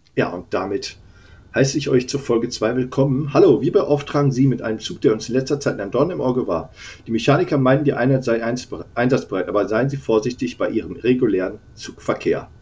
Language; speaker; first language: German; native; German